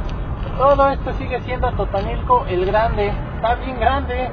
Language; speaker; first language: Spanish; native; Spanish